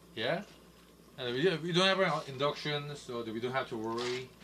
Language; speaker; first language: English; non-native, learner; Korean